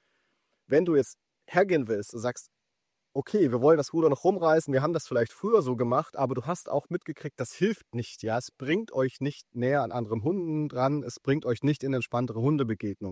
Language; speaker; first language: German; native; German